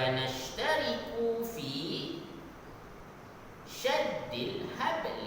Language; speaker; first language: Arabic; non-native, fluent; Malay